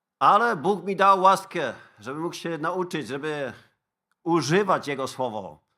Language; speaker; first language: Polish; non-native, fluent; Dutch